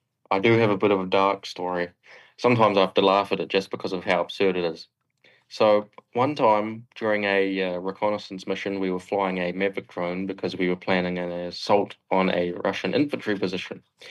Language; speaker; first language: English; native; English